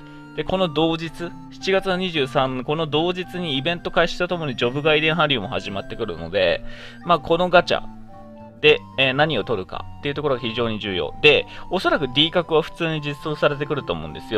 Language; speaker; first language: Japanese; native; Japanese